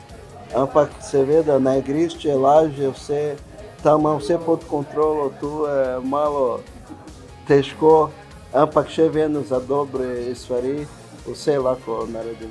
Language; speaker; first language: Slovenian; non-native, fluent; Portuguese